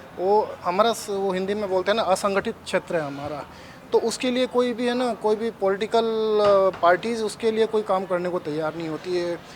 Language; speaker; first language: Hindi; native; Hindi